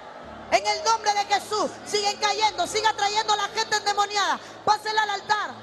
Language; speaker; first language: Spanish; native; Spanish